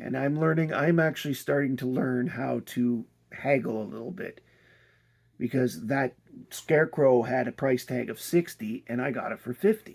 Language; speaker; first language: English; native; English